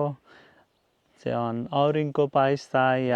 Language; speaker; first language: Finnish; non-native, learner; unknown